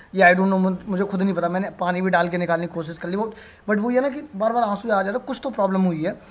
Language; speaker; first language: Hindi; native; Hindi